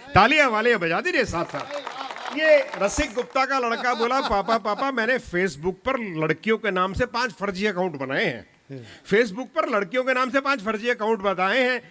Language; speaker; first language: Hindi; non-native, local second language; Punjabi